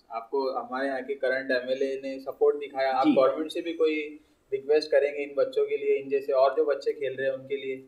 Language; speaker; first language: Hindi; non-native, local second language; Urdu